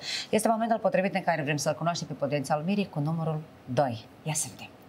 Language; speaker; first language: Romanian; native; Romanian